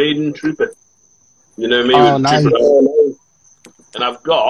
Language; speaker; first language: English; native; English